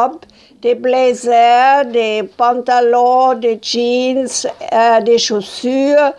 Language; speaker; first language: French; non-native, fluent; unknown